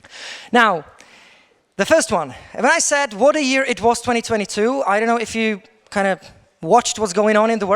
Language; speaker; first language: English; non-native, fluent; Czech